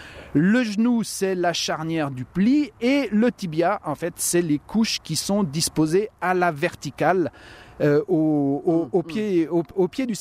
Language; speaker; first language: French; native; French